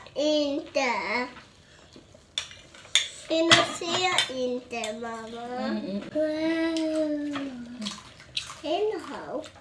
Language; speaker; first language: Swedish; early bilingual, other home language; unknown